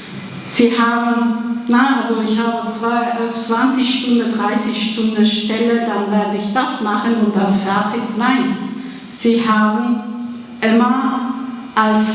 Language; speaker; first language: German; non-native, fluent; Kurdish